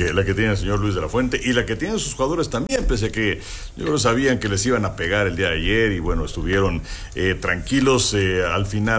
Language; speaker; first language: Spanish; native; Spanish